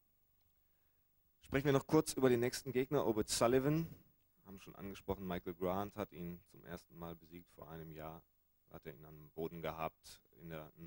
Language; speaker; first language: German; native; German